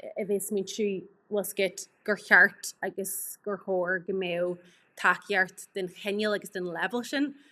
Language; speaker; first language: Irish; native; Irish